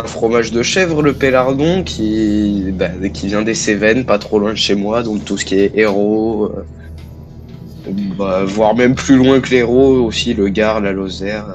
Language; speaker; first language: French; native; French